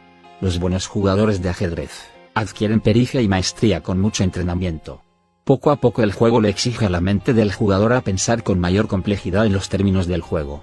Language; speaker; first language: Spanish; native; Spanish